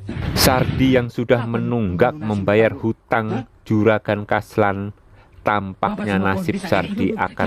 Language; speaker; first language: Indonesian; native; Indonesian